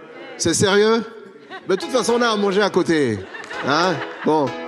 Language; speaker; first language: French; native; French